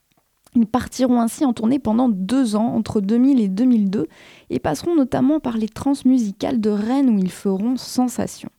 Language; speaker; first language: French; native; French